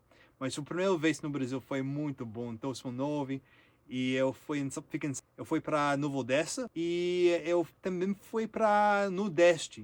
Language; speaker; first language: Portuguese; non-native, learner; English